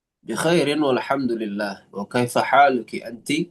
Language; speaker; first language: Arabic; non-native, learner; Indonesian